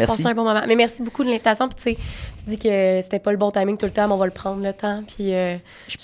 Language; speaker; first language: French; native; French